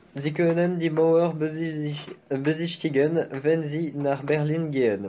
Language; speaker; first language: German; non-native, learner; French